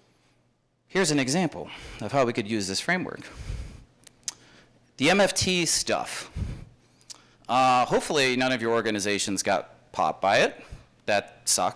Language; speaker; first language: English; native; English